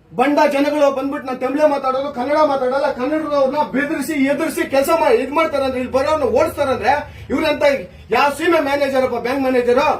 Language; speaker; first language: Kannada; native; Kannada